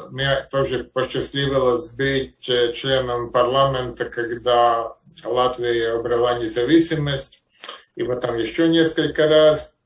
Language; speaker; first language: Russian; non-native, fluent; Latvian